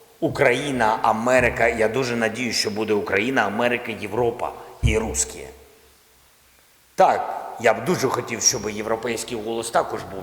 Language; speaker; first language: Ukrainian; non-native, local second language; Russian